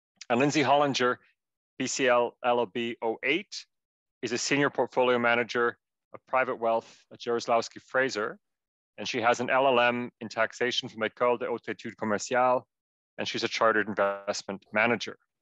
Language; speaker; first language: English; native; English